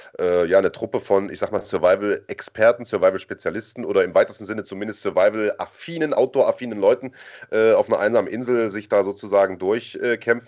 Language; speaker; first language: German; native; German